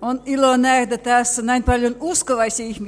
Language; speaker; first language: Finnish; non-native, fluent; Russian